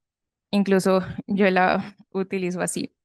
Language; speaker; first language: Spanish; native; Spanish